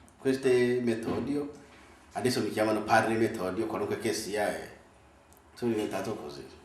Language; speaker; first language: Italian; non-native, fluent; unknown